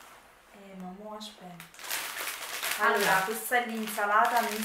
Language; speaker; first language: Italian; native; Italian